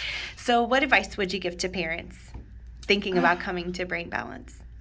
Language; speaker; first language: English; native; English